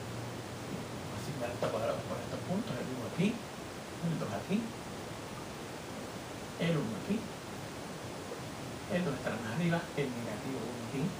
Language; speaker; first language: Spanish; native; Spanish